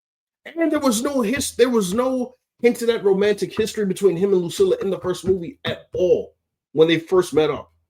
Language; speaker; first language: English; native; English